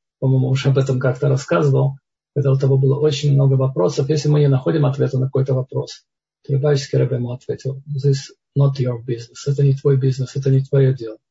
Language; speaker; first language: Russian; native; Russian